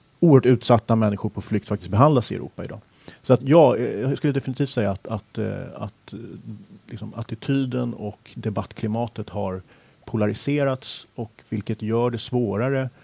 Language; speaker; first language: Swedish; native; Swedish